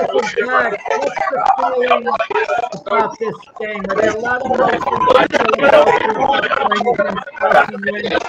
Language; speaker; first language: English; native; English